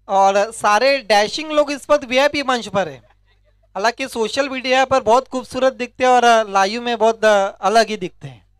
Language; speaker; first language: Hindi; non-native, local second language; Marathi